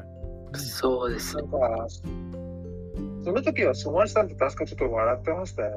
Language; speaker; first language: Japanese; non-native, fluent; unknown